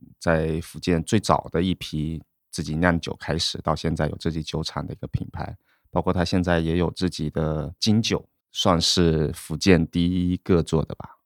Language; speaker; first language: Chinese; native; Chinese